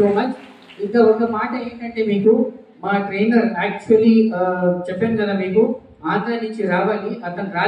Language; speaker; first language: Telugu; non-native, local second language; Urdu